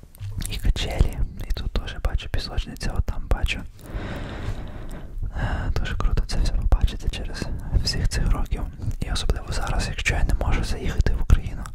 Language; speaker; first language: Ukrainian; early bilingual, heritage; Ukrainian